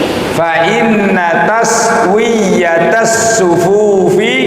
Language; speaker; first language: Arabic; non-native, fluent; Indonesian